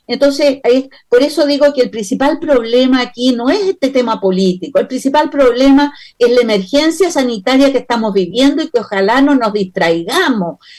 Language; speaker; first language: Spanish; native; Spanish